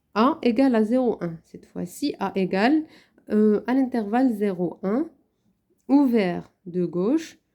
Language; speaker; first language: French; non-native, local second language; Arabic